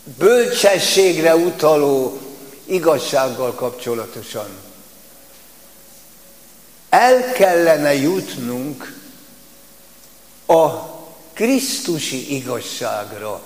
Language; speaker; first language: Hungarian; native; Hungarian